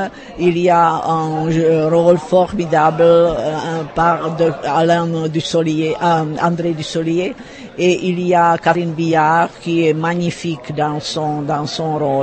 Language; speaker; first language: French; non-native, fluent; Czech